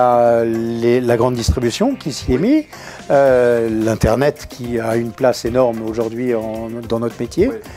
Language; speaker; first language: French; native; French